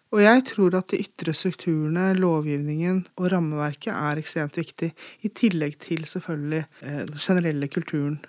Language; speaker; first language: Norwegian; native; Norwegian